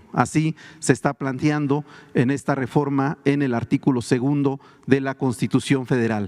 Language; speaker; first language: Spanish; non-native, local second language; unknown